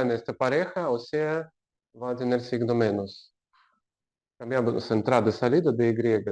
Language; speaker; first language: Spanish; non-native, learner; Russian